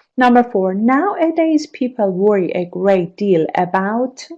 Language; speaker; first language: English; non-native, fluent; Persian